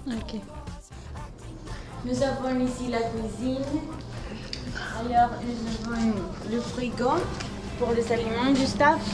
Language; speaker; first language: French; non-native, learner; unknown